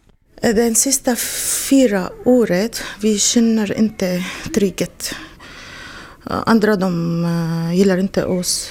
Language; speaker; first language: Swedish; non-native, learner; Arabic